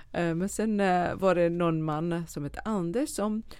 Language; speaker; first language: Swedish; non-native, fluent; Persian